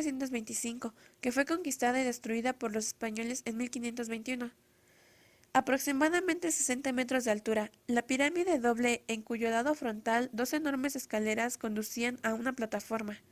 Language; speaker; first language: Spanish; native; Spanish